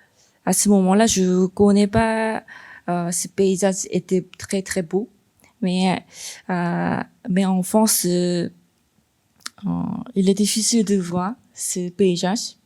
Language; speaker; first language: French; non-native, fluent; Korean